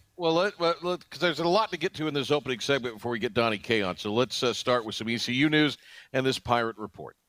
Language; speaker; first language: English; native; English